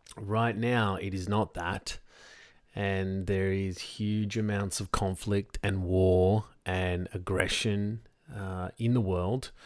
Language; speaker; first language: English; native; English